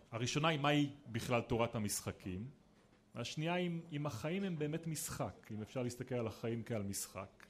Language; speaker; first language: Hebrew; native; Hebrew